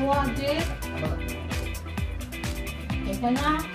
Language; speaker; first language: Korean; non-native, learner; Filipino